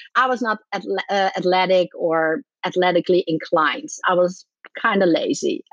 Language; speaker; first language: English; non-native, fluent; Dutch